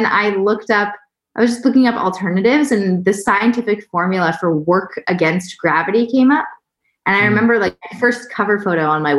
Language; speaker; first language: English; native; English